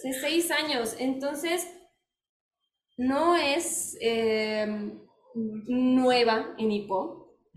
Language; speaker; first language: Spanish; native; Spanish